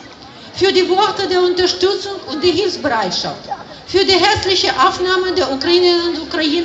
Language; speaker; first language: German; non-native, fluent; Ukrainian